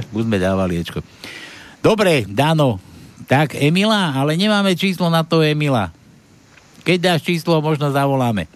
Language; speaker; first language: Slovak; native; Slovak